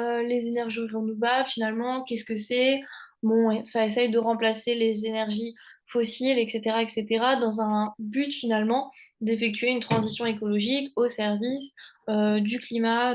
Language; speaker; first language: French; native; French